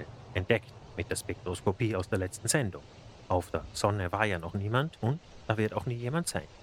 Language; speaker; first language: German; native; German